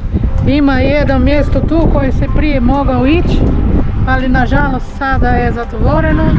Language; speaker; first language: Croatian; non-native, learner; Portuguese